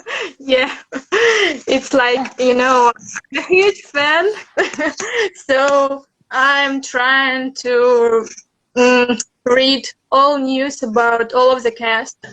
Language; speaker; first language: English; non-native, learner; Russian